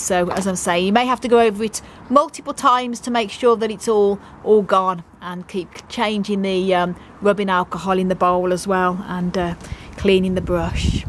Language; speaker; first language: English; native; English